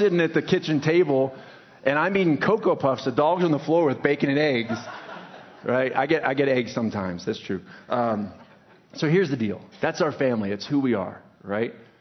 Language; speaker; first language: English; native; English